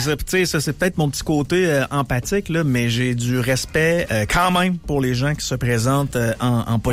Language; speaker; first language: French; native; French